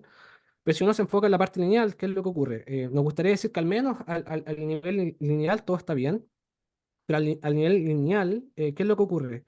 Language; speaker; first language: Spanish; native; Spanish